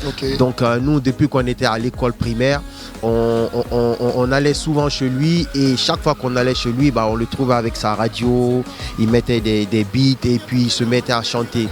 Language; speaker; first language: French; non-native, local second language; Fula